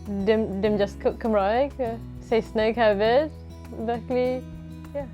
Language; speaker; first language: Welsh; non-native, learner; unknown